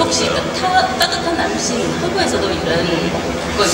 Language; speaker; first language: Korean; non-native, learner; Chinese